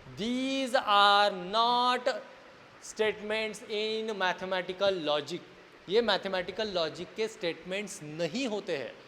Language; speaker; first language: Hindi; non-native, local second language; Marathi